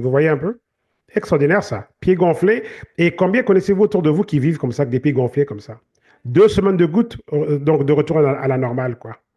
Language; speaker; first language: French; native; French